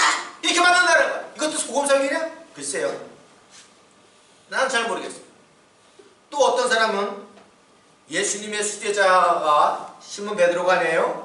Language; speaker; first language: Korean; native; Korean